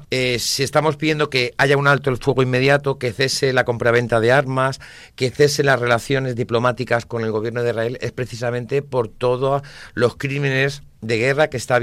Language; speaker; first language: Spanish; native; Spanish